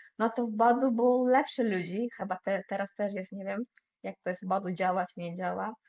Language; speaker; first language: Polish; non-native, fluent; Uzbek